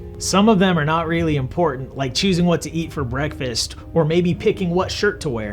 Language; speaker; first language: English; native; English